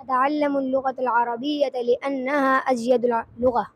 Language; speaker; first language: Arabic; non-native, learner; Urdu